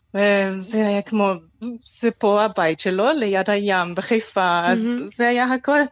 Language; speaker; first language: Hebrew; non-native, fluent; German